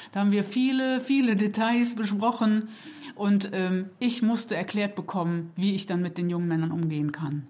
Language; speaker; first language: German; native; German